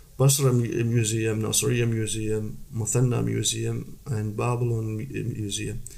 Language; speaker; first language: English; non-native, fluent; Arabic